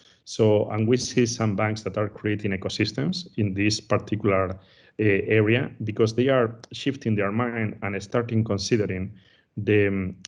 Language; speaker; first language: English; non-native, fluent; Spanish